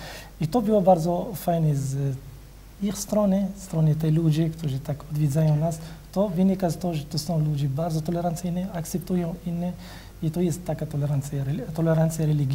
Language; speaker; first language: Polish; non-native, learner; Arabic